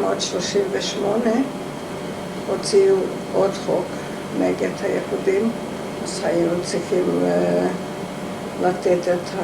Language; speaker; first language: Hebrew; non-native, fluent; Hungarian